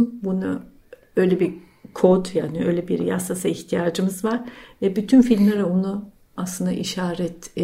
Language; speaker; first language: Turkish; non-native, fluent; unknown